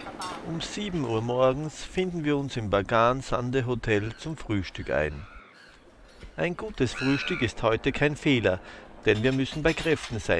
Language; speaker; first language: German; native; German